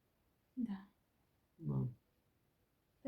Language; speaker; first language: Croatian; non-native, learner; Filipino